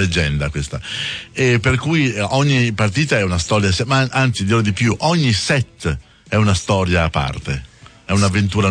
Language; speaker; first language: Italian; native; Italian